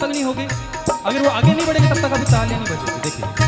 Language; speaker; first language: Hindi; native; Hindi